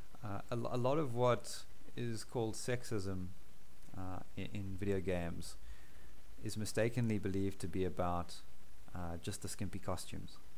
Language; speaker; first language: English; native; English